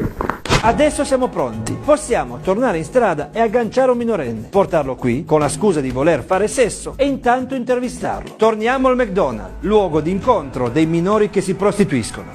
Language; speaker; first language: Italian; native; Italian